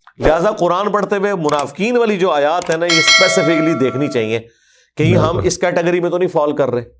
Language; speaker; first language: Urdu; non-native, local second language; Punjabi